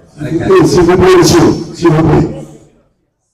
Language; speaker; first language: French; non-native, local second language; Wolof